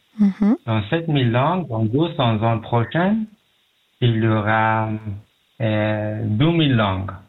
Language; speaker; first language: French; non-native, learner; Pashto